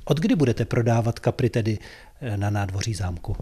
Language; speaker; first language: Czech; native; Czech